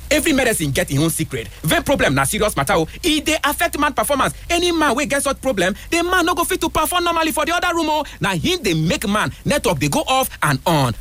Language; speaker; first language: Nigerian Pidgin; native; Nigerian Pidgin